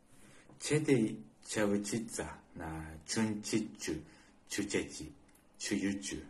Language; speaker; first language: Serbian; non-native, learner; Japanese